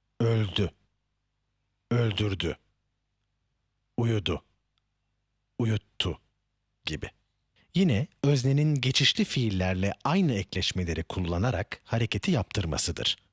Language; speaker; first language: Turkish; native; Turkish